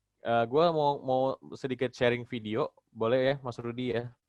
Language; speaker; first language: Indonesian; native; Indonesian